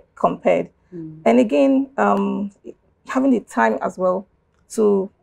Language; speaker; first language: English; non-native, local second language; Igbo